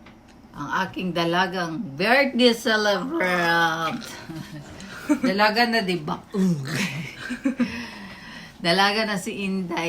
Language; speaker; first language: Filipino; non-native, local second language; Cebuano